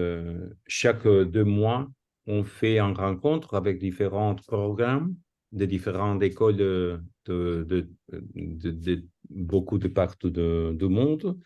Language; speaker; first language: French; non-native, fluent; Spanish